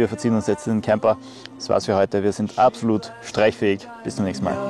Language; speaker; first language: German; native; German